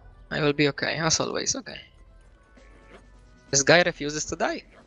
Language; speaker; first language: English; non-native, fluent; Polish